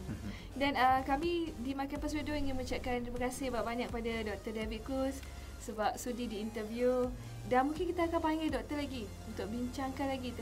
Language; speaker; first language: Malay; native; Malay